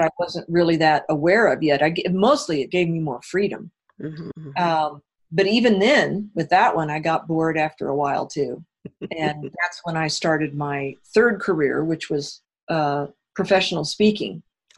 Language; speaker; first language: English; native; English